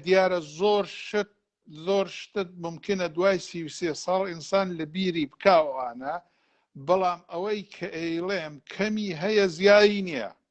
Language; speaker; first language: Central Kurdish; non-native, local second language; Gurani